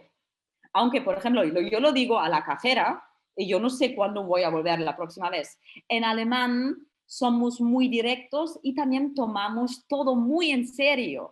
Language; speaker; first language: Spanish; non-native, fluent; German